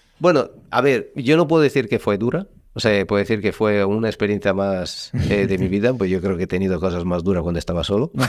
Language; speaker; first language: Spanish; non-native, fluent; Italian